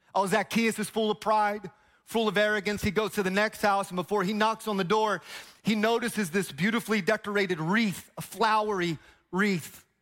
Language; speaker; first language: English; native; English